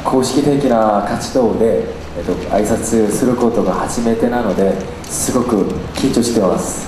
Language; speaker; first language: Japanese; non-native, learner; Korean